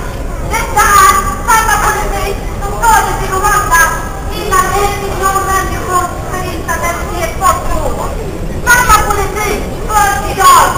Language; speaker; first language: Swedish; non-native, fluent; Azerbaijani